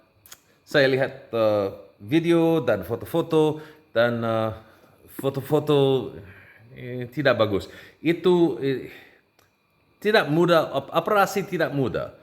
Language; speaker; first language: Indonesian; non-native, learner; English